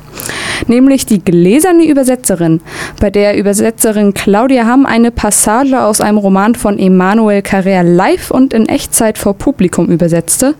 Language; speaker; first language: German; native; German